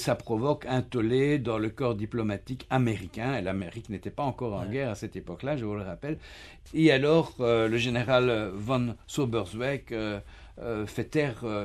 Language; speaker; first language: French; native; French